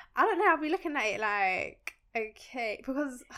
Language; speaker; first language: English; early bilingual, other home language; Spanish